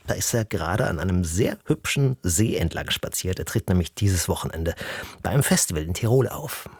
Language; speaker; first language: German; native; German